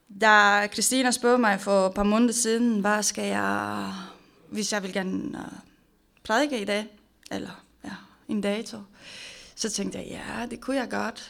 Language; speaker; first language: Danish; non-native, fluent; Romanian